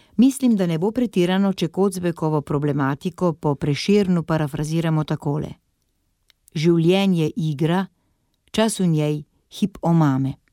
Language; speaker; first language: Slovenian; native; Slovenian